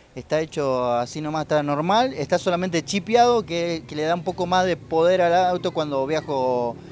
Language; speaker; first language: Spanish; native; Spanish